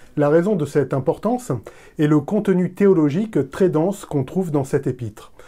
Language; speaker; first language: French; native; French